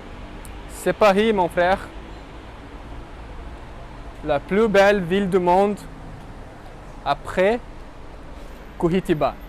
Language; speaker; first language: French; non-native, learner; Portuguese